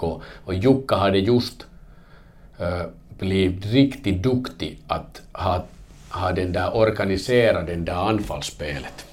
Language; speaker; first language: Swedish; non-native, fluent; Finnish